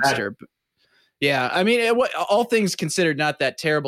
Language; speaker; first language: English; native; English